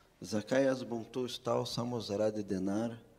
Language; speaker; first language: Slovenian; non-native, fluent; Portuguese